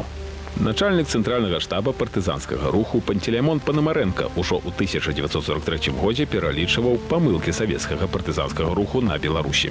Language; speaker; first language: Belarusian; native; Belarusian